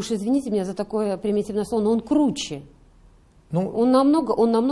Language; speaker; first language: Russian; native; Russian